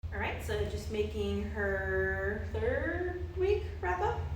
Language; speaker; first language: English; native; English